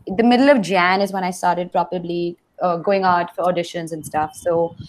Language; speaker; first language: English; non-native, local second language; Hindi